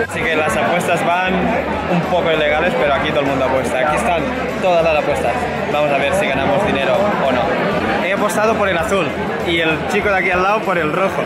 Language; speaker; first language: Spanish; non-native, local second language; Catalan